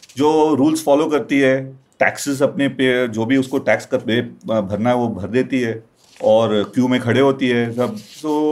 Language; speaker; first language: Hindi; non-native, local second language; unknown